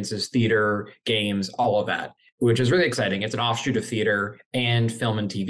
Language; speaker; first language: English; native; English